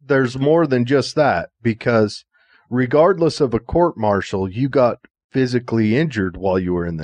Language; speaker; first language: English; native; English